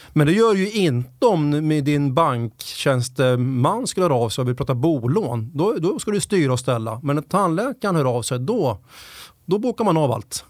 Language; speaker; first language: Swedish; native; Swedish